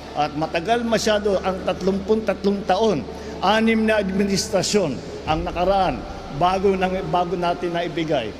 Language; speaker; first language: Filipino; native; Filipino